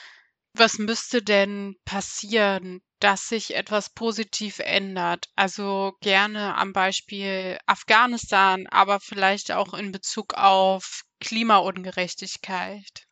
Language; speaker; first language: German; native; German